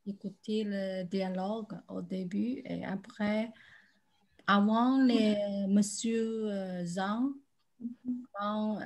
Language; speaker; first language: French; non-native, learner; Chinese